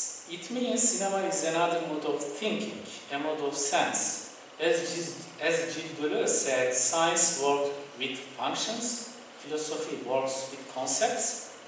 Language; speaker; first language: English; non-native, fluent; Turkish